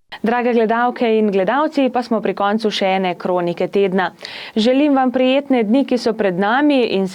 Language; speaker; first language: Slovenian; native; Slovenian